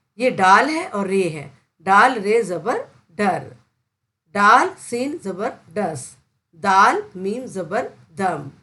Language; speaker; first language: Hindi; native; Hindi